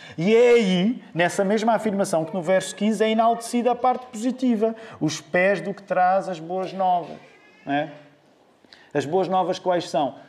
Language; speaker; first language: Portuguese; native; Portuguese